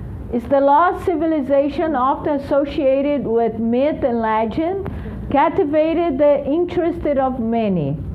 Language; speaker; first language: English; non-native, fluent; Portuguese